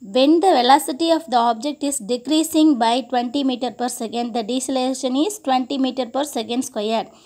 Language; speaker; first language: English; non-native, local second language; Tamil